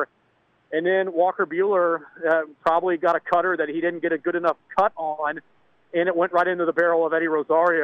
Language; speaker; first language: English; native; English